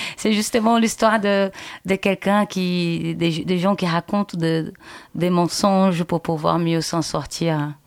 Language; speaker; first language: French; non-native, fluent; Portuguese